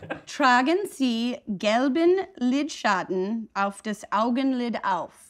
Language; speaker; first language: German; non-native, fluent; English